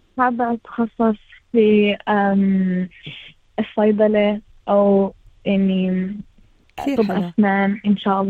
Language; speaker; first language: Arabic; early bilingual, heritage; Arabic